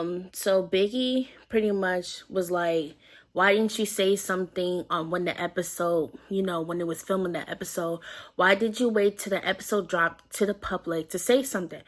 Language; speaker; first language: English; native; English